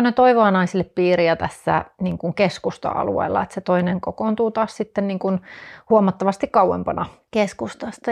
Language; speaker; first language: Finnish; native; Finnish